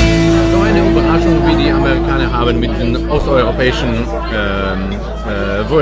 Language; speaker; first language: German; non-native, fluent; Polish